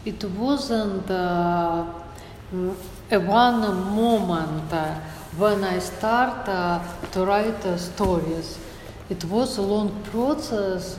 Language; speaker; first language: English; non-native, learner; Russian